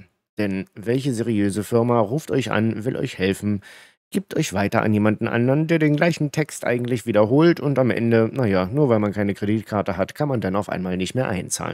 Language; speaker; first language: German; native; German